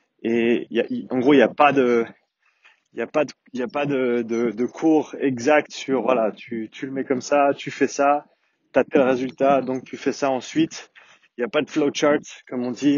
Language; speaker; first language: French; native; French